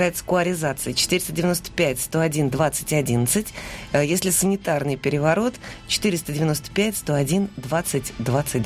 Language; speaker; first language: Russian; native; Russian